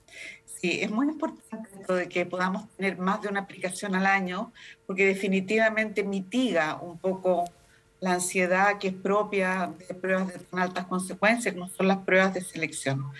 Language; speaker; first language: Spanish; native; Spanish